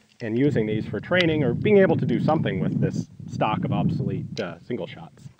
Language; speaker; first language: English; native; English